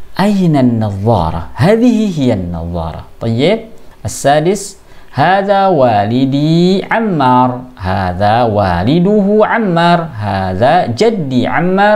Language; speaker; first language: Arabic; non-native, fluent; Indonesian